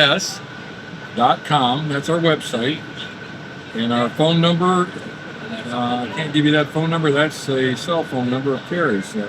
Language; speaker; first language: English; native; English